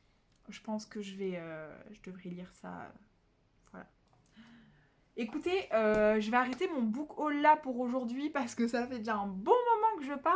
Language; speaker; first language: French; native; French